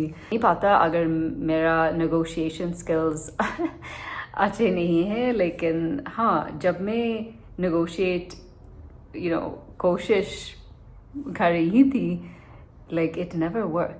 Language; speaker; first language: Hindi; non-native, learner; English